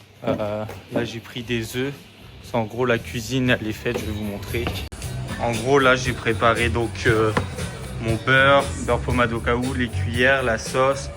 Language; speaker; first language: French; native; French